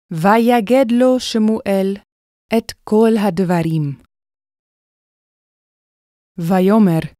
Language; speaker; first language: Hebrew; non-native, fluent; English